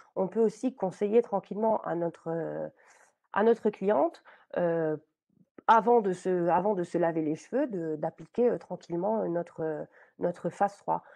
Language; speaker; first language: French; native; French